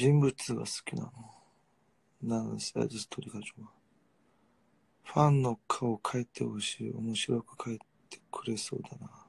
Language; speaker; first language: Japanese; non-native, fluent; Korean